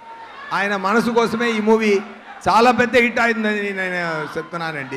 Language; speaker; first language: Telugu; non-native, learner; Tamil